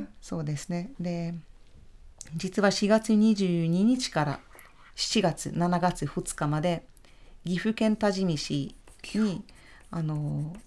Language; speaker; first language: Japanese; non-native, fluent; Hungarian